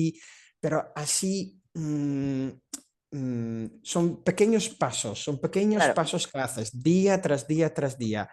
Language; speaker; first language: Spanish; non-native, fluent; Dutch